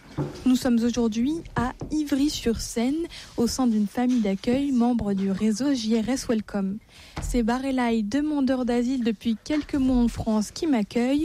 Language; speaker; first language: French; native; French